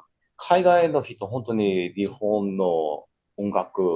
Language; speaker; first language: Japanese; non-native, fluent; English